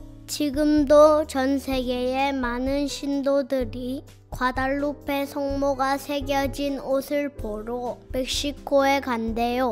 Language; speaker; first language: Korean; native; Korean